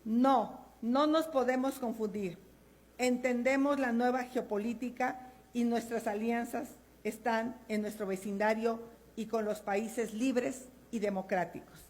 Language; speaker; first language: Spanish; native; Spanish